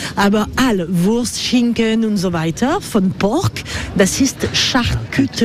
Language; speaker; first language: German; non-native, fluent; French